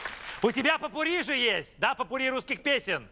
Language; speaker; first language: Russian; native; Russian